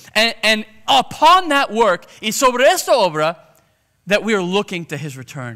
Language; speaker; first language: English; native; English